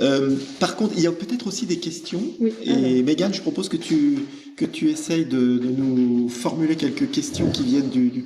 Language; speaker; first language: French; native; French